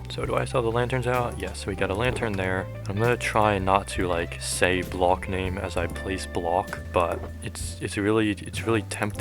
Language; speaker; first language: English; native; English